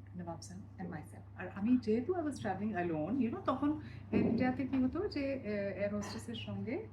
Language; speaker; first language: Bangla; non-native, local second language; Punjabi